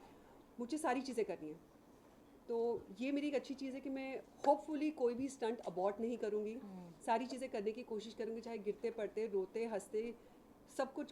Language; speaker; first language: Hindi; native; Hindi